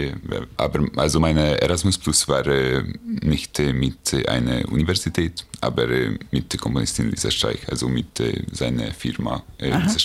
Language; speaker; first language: German; non-native, fluent; Hungarian